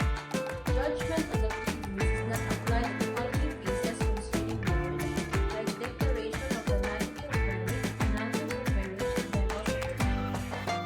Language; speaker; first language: English; non-native, local second language; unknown